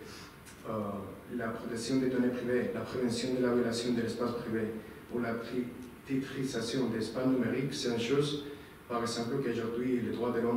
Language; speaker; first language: French; non-native, fluent; Spanish